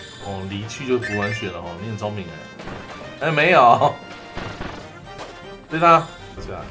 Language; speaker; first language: Chinese; native; Chinese